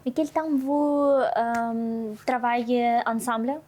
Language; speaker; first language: French; non-native, learner; Russian